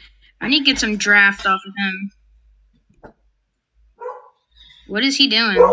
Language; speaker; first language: English; native; English